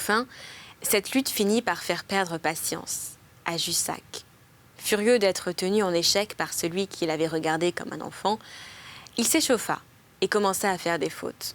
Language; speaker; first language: French; native; French